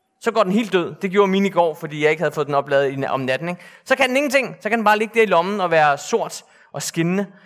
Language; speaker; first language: Danish; native; Danish